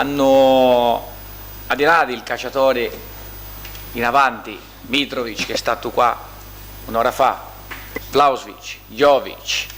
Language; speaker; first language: Italian; non-native, fluent; Portuguese